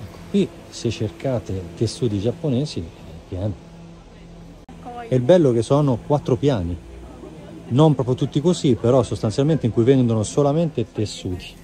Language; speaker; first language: Italian; native; Italian